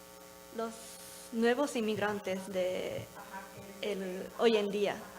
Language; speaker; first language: Spanish; non-native, learner; Japanese